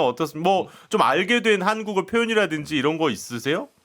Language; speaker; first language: Korean; native; Korean